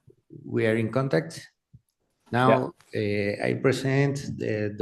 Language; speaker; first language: English; non-native, learner; Spanish